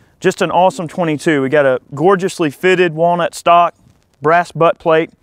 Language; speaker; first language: English; native; English